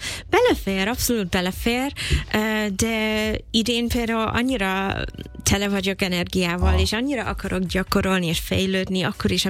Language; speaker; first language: Hungarian; non-native, fluent; English